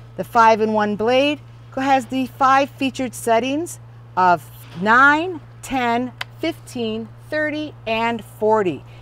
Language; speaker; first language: English; native; English